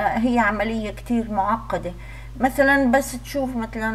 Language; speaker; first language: Arabic; native; Arabic